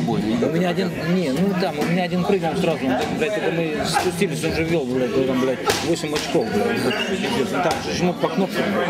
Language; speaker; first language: Russian; native; Russian